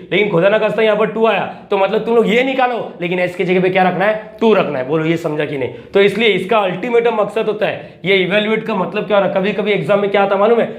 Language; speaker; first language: Hindi; non-native, local second language; Marathi